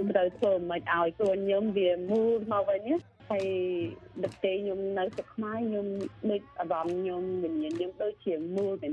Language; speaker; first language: Khmer; early bilingual, heritage; Khmer